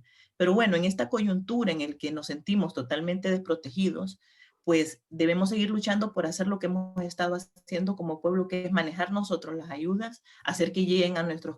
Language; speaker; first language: Spanish; native; Spanish